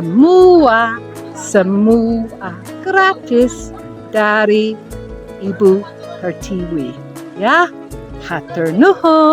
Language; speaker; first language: Indonesian; non-native, learner; English